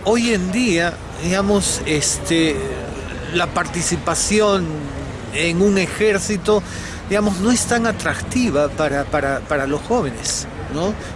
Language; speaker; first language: Spanish; native; Spanish